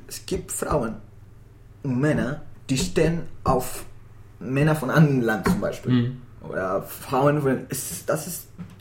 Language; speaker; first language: German; non-native, fluent; Spanish